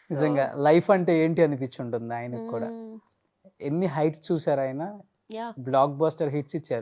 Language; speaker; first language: Telugu; native; Telugu